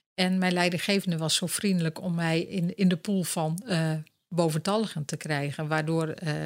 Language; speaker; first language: Dutch; native; Dutch